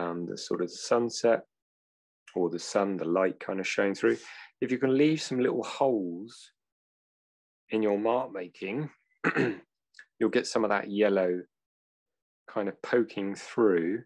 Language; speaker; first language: English; native; English